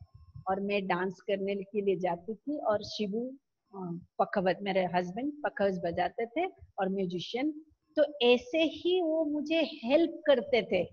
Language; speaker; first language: Hindi; non-native, local second language; Odia